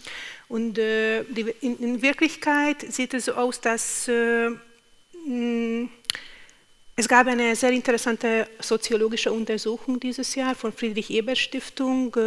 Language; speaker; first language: German; non-native, fluent; Hungarian